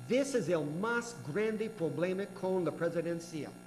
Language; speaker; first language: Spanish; non-native, learner; English